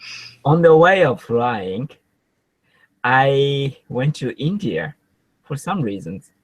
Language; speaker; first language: English; non-native, learner; Japanese